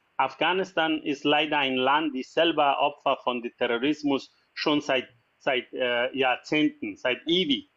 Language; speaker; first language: German; non-native, learner; Persian